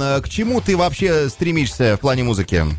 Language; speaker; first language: Russian; native; Russian